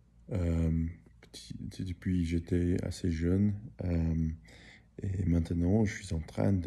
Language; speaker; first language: French; early bilingual, heritage; English